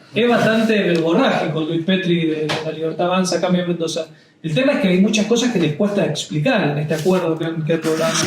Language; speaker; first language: Spanish; native; Spanish